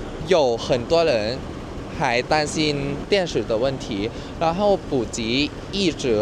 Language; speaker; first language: Chinese; non-native, fluent; Thai